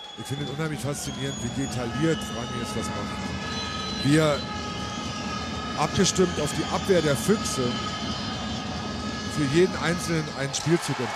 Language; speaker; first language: German; native; German